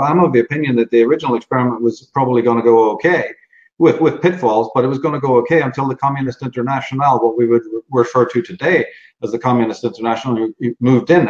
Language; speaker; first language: English; native; English